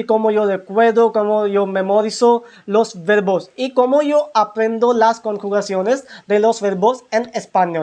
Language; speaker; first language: Spanish; non-native, learner; Hindi